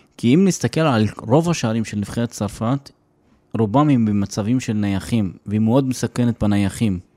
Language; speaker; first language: Hebrew; non-native, local second language; Arabic